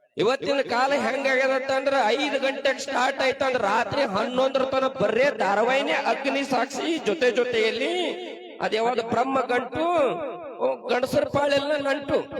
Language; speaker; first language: Kannada; native; Kannada